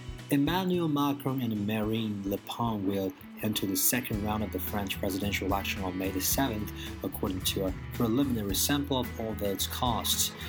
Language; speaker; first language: English; non-native, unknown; Chinese